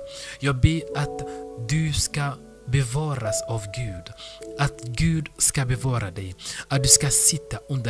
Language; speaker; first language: Swedish; non-native, fluent; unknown